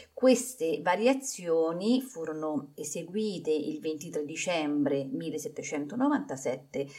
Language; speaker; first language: Italian; native; Italian